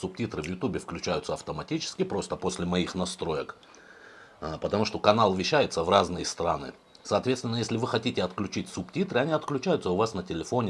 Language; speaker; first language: Russian; native; Russian